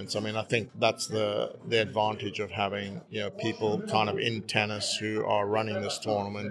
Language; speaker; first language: English; native; English